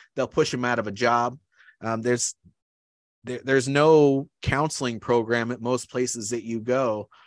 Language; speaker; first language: English; native; English